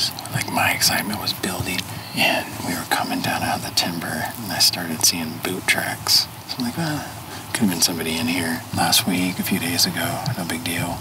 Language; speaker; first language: English; native; English